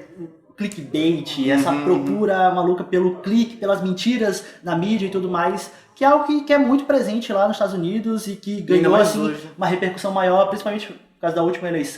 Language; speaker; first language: Portuguese; native; Portuguese